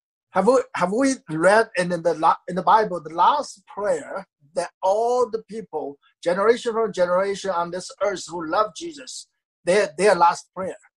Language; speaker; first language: English; non-native, fluent; Chinese